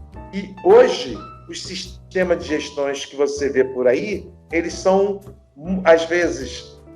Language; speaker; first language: Portuguese; native; Portuguese